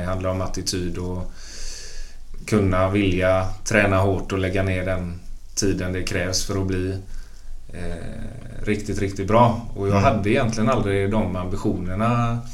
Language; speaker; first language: Swedish; native; Swedish